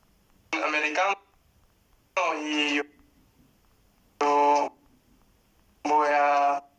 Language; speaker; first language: Spanish; non-native, learner; English